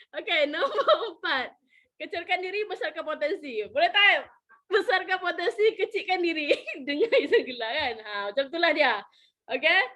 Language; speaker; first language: Malay; native; Malay